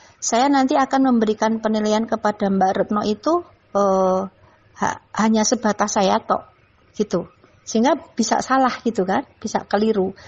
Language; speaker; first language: Indonesian; non-native, local second language; Javanese